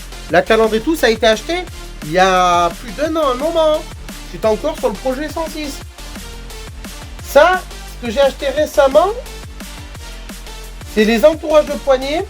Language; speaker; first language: French; native; French